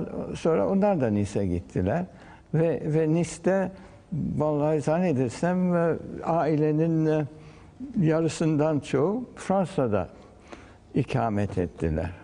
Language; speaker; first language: Turkish; early bilingual, heritage; Turkish